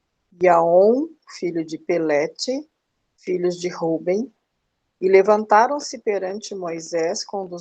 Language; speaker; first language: Portuguese; native; Portuguese